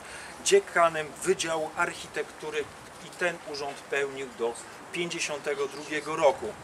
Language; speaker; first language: Polish; native; Polish